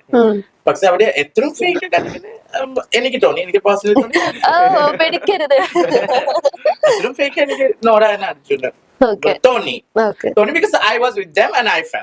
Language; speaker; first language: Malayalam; non-native, local second language; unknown